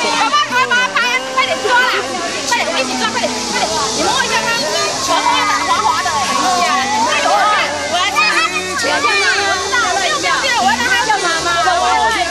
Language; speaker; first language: Chinese; native; Chinese